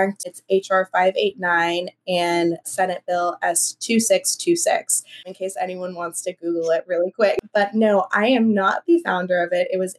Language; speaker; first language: English; native; English